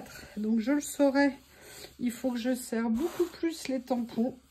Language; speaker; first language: French; native; French